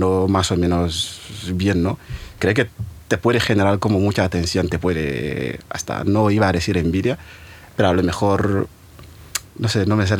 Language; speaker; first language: Spanish; non-native, fluent; Mandingo